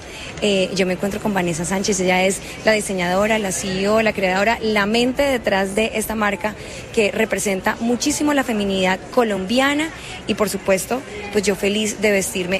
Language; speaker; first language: Spanish; native; Spanish